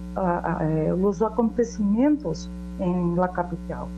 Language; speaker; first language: Spanish; non-native, learner; Portuguese